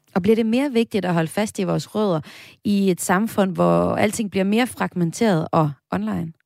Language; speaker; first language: Danish; native; Danish